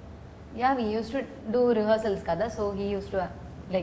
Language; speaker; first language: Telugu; non-native, learner; Malayalam